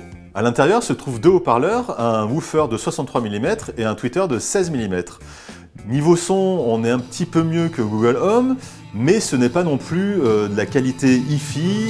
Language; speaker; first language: French; native; French